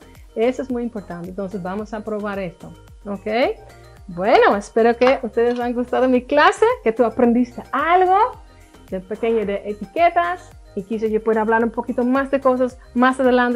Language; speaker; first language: Spanish; non-native, fluent; Dutch